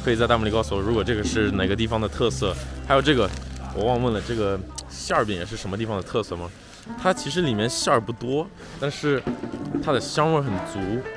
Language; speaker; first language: Chinese; early bilingual, heritage; Chinese